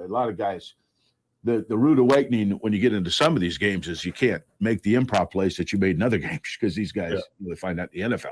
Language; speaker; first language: English; native; English